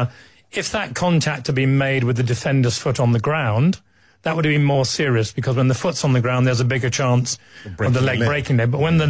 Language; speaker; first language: English; native; English